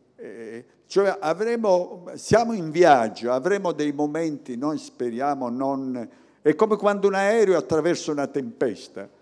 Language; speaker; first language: Italian; native; Italian